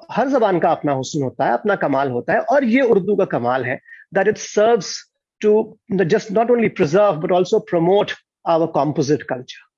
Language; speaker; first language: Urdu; native; Urdu